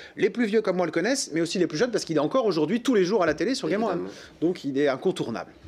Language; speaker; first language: French; native; French